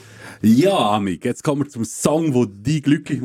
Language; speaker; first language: German; native; German